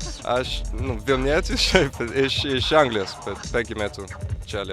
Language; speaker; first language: Lithuanian; non-native, fluent; English